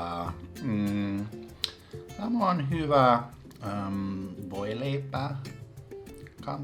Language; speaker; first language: Finnish; non-native, learner; English